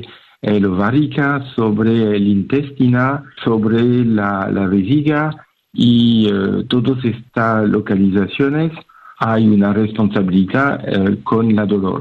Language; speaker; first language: Spanish; non-native, fluent; French